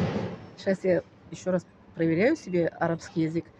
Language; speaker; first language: Russian; non-native, local second language; Tajik